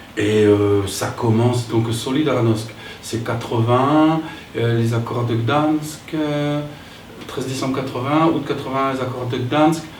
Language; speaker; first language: French; native; French